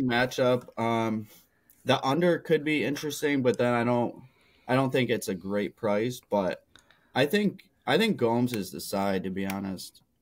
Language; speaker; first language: English; native; English